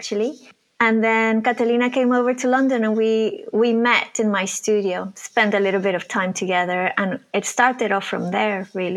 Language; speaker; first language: English; non-native, fluent; Spanish